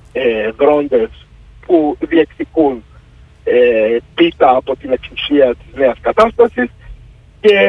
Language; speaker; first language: Greek; native; Greek